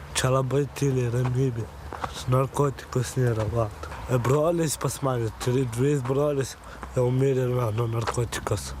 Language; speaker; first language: Lithuanian; non-native, local second language; Romany